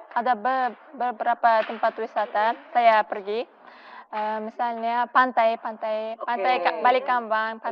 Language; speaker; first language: Indonesian; non-native, learner; Uzbek